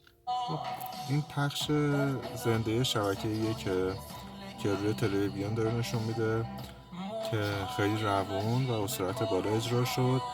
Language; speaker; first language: Persian; native; Persian